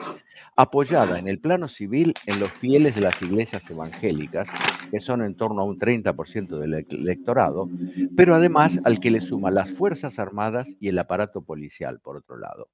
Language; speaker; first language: Spanish; native; Spanish